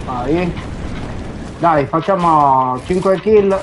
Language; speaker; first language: Italian; native; Italian